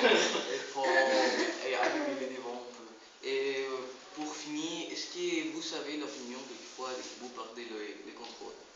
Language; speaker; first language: French; non-native, learner; Spanish